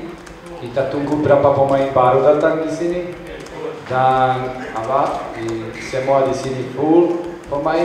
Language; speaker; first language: Indonesian; non-native, learner; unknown